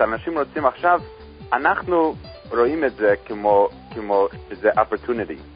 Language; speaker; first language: Hebrew; non-native, fluent; English